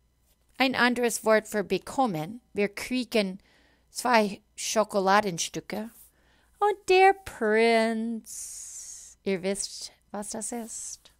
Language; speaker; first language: German; non-native, fluent; English